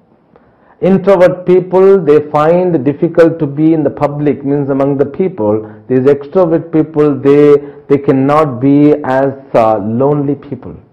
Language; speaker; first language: English; non-native, local second language; Telugu